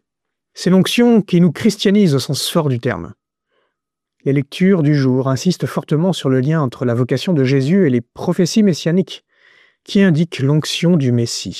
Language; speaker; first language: French; native; French